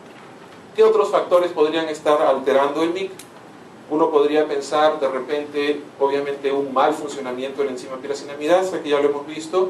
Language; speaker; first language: Spanish; native; Spanish